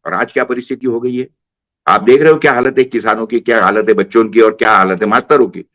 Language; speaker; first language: Hindi; non-native, local second language; Marathi